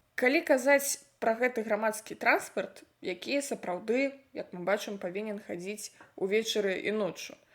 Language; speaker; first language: Belarusian; non-native, local second language; Russian